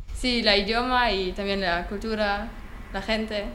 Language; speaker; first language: Spanish; non-native, learner; German